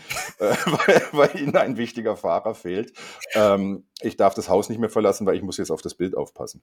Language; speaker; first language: German; native; German